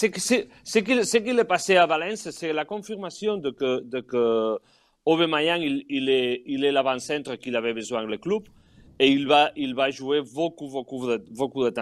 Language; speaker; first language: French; non-native, fluent; Catalan